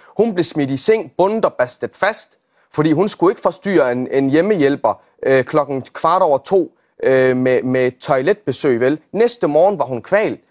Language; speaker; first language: Danish; early bilingual, other home language; Arabic